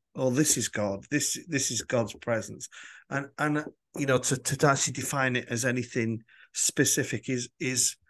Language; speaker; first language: English; native; English